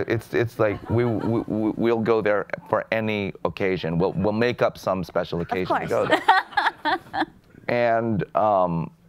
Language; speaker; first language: English; native; English